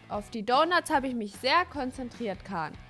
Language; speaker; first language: German; native; German